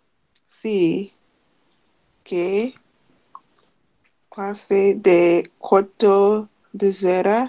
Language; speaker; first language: Spanish; non-native, learner; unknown